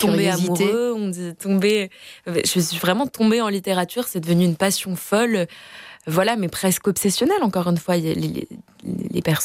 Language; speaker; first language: French; native; French